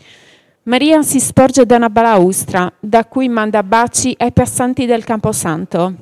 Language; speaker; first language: Italian; native; Italian